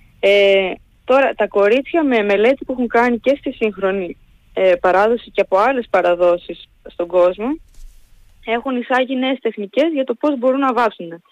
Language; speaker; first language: Greek; native; Greek